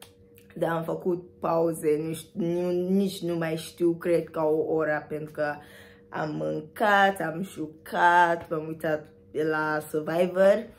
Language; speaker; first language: Romanian; non-native, fluent; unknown